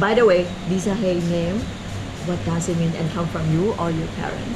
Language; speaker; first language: English; non-native, learner; Thai